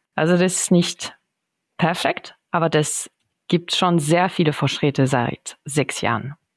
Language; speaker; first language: German; non-native, fluent; French